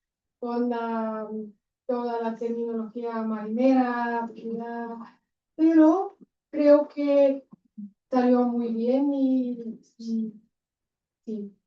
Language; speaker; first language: Spanish; non-native, fluent; Bulgarian